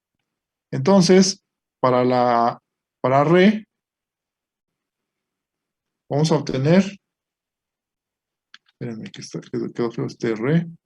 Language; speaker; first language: Spanish; native; Spanish